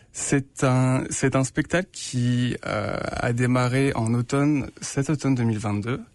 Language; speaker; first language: French; native; French